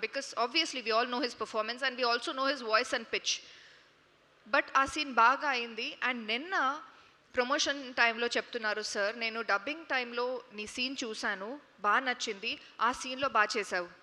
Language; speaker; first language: Telugu; non-native, fluent; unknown